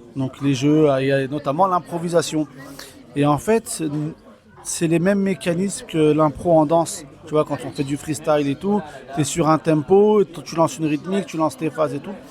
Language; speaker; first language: French; early bilingual, other home language; Kabyle